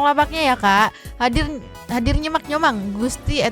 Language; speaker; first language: Indonesian; native; Indonesian